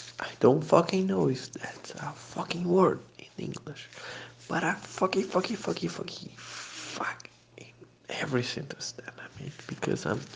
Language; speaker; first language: English; non-native, fluent; Portuguese